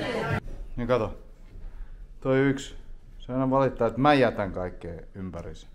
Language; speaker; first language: Finnish; native; Finnish